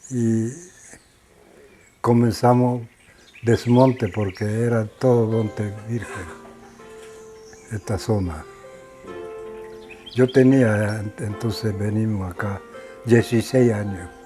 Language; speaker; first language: Spanish; non-native, learner; Japanese